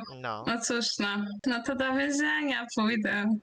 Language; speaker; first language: Polish; native; Polish